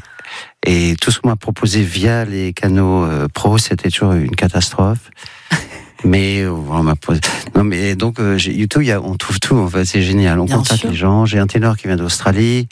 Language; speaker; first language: French; native; French